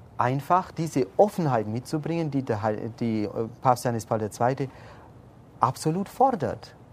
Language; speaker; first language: German; native; German